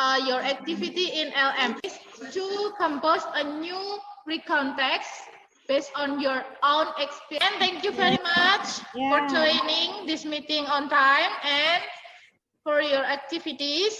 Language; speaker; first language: English; non-native, fluent; Indonesian